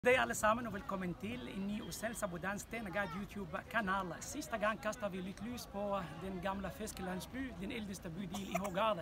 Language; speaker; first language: Danish; non-native, fluent; Arabic